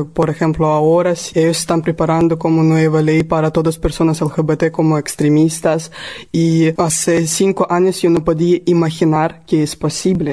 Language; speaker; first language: Spanish; non-native, learner; Russian